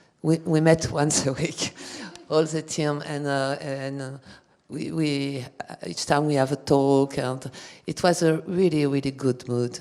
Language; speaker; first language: English; non-native, learner; French